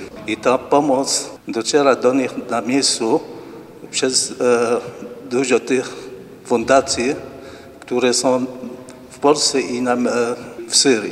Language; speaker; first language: Polish; non-native, fluent; Arabic